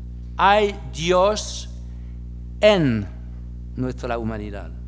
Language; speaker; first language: Spanish; non-native, fluent; French